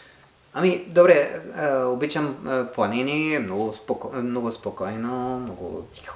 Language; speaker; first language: Bulgarian; non-native, learner; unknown